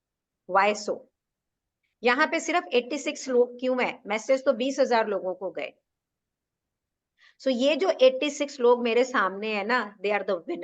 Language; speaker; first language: Hindi; native; Hindi